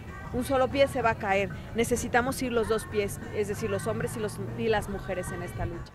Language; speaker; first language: Spanish; native; Spanish